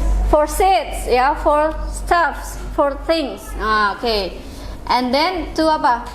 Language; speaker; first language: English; non-native, fluent; Indonesian